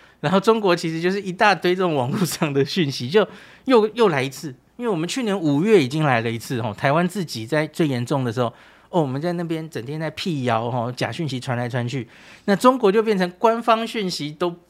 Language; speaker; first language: Chinese; native; Chinese